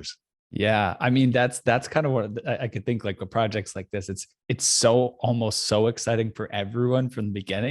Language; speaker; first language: English; native; English